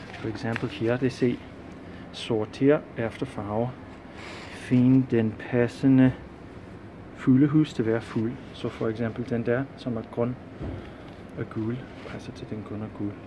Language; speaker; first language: Danish; non-native, fluent; English